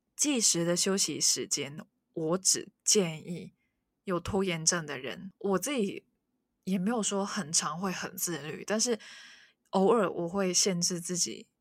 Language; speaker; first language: Chinese; non-native, local second language; Cantonese